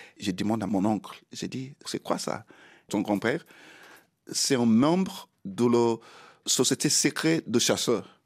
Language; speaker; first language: French; non-native, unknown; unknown